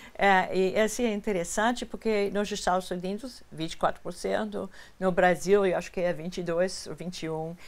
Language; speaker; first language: Portuguese; non-native, fluent; English